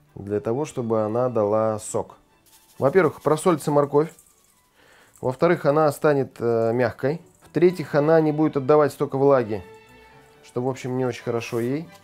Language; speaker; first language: Russian; native; Russian